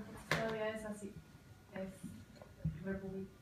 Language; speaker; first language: Spanish; early bilingual, heritage; Spanish